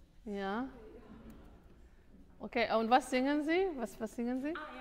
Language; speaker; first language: German; non-native, fluent; Italian